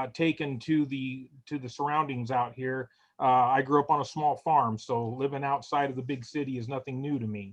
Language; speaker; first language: English; native; English